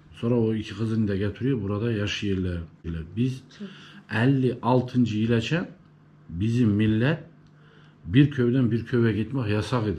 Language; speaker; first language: Turkish; early bilingual, heritage; Turkish